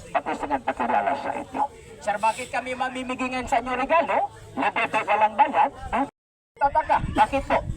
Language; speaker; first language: Filipino; non-native, local second language; Cebuano